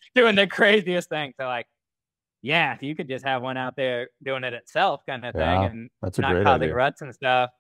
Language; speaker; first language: English; native; English